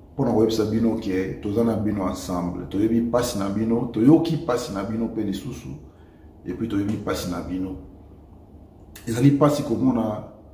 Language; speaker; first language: Lingala; native; Lingala